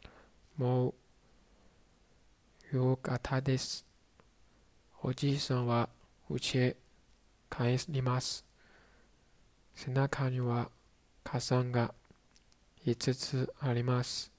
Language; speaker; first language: Japanese; non-native, learner; Chinese